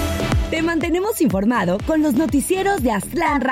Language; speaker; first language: Spanish; native; Spanish